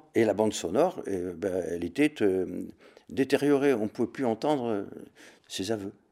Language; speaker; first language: French; native; French